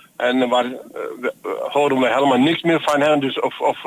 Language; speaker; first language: Dutch; non-native, fluent; Turkish